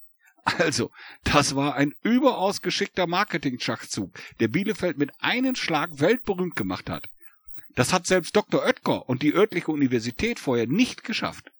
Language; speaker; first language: German; native; German